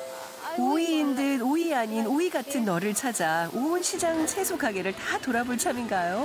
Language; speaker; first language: Korean; native; Korean